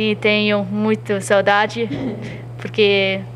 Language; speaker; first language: Portuguese; non-native, learner; German